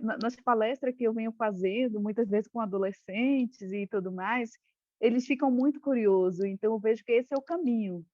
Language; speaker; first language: Portuguese; non-native, local second language; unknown